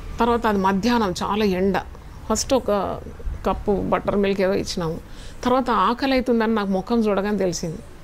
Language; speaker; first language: Telugu; non-native, fluent; Malayalam